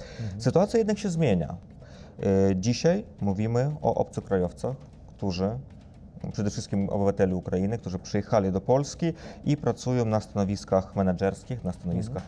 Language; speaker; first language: Polish; non-native, fluent; Ukrainian